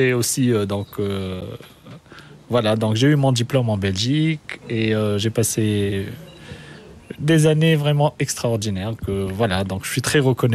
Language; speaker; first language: French; non-native, local second language; Arabic